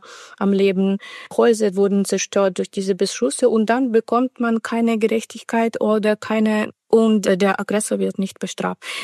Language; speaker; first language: German; non-native, fluent; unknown